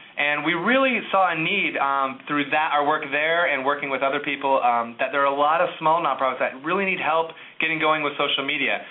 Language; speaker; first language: English; native; English